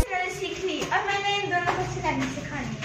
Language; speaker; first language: Hindi; native; Hindi